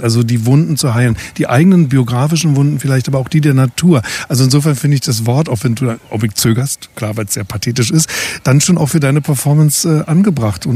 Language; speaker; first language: German; native; German